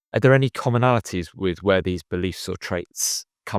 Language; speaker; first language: English; native; English